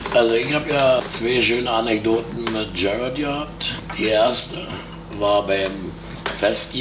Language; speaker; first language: German; native; German